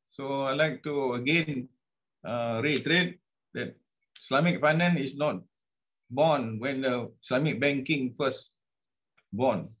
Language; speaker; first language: English; non-native, local second language; Malay